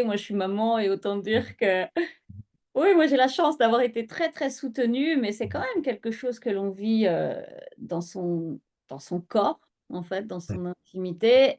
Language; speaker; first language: French; native; French